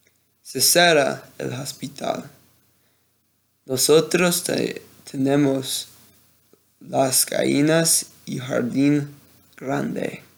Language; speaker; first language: Spanish; non-native, learner; English